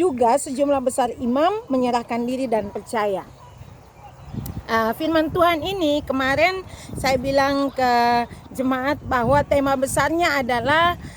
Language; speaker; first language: Indonesian; native; Indonesian